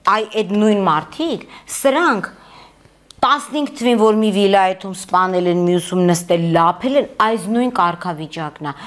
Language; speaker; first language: Armenian; native; Armenian